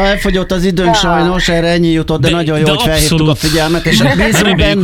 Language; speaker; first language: Hungarian; native; Hungarian